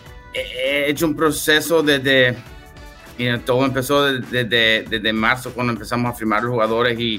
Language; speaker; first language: Spanish; early bilingual, heritage; English